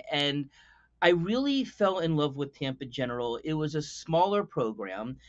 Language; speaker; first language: English; native; English